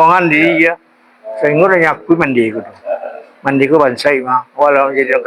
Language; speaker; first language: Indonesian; non-native, local second language; Minangkabau